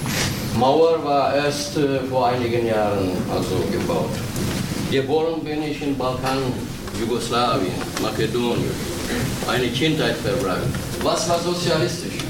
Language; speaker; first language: German; non-native, learner; Turkish